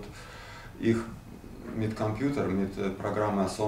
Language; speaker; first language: German; non-native, learner; Russian